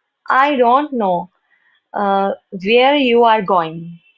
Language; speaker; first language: English; non-native, learner; Hindi